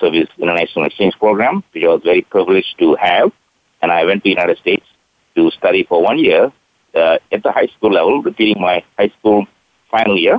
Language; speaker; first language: English; non-native, local second language; Tamil